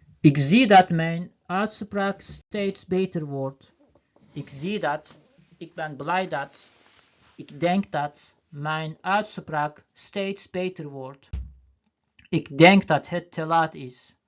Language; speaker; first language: Dutch; non-native, learner; Turkish